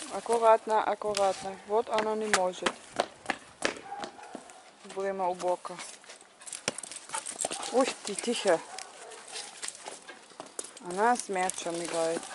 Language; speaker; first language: Russian; non-native, fluent; German